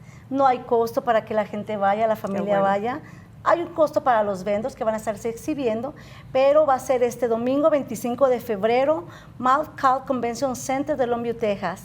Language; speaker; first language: Spanish; native; Spanish